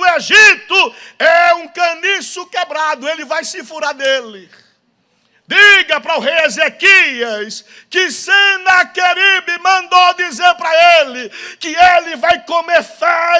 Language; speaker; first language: Portuguese; native; Portuguese